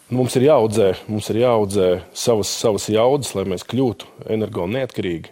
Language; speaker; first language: Latvian; native; Latvian